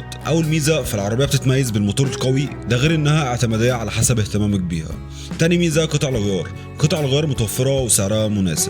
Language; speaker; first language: Arabic; native; Arabic